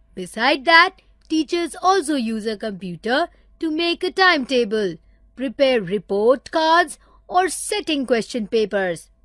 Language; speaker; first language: English; non-native, local second language; Urdu